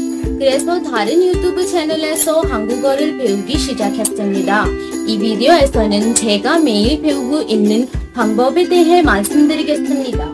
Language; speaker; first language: Korean; non-native, learner; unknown